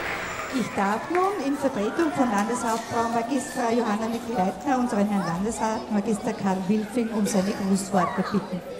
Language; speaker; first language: German; native; German